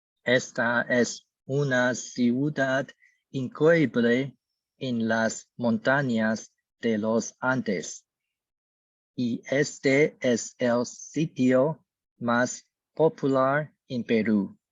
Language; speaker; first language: Spanish; non-native, learner; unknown